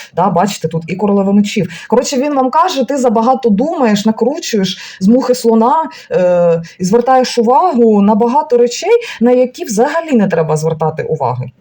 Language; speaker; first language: Ukrainian; non-native, local second language; Russian